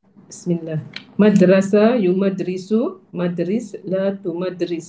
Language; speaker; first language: Arabic; non-native, learner; Malay